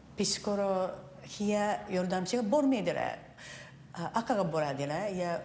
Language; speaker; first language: Uzbek; non-native, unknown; Japanese